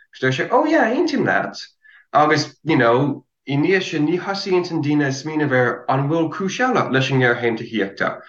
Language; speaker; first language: Irish; non-native, fluent; English